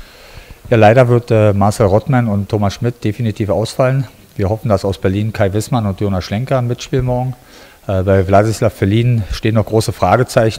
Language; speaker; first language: German; native; German